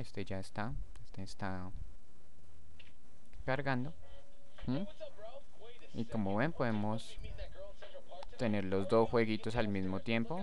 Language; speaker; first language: Spanish; native; Spanish